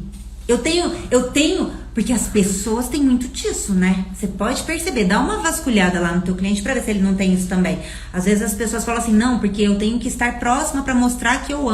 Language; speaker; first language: Portuguese; native; Portuguese